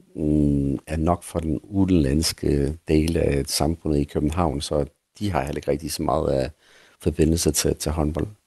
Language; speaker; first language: Danish; non-native, fluent; English